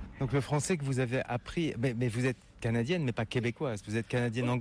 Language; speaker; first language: French; native; French